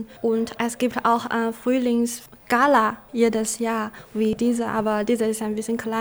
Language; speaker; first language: German; non-native, local second language; Chinese